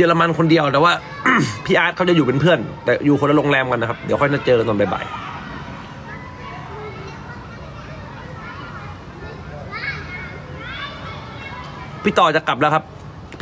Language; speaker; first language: Thai; native; Thai